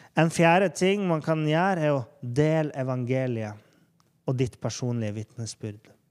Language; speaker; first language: Norwegian; native; Norwegian